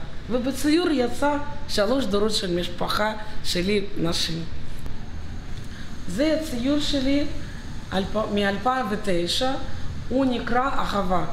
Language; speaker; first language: Hebrew; non-native, fluent; Russian